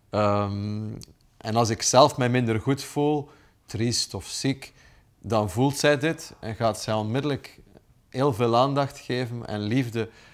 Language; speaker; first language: Dutch; native; Dutch